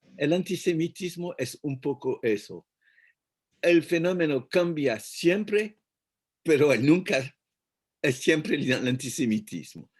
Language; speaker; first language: Spanish; non-native, fluent; French